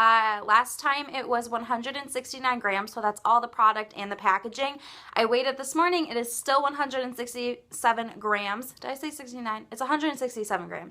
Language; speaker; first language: English; native; English